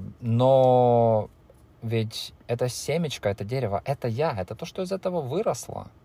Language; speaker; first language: Russian; native; Russian